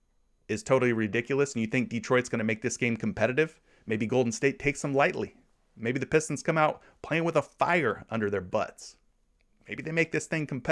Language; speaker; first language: English; native; English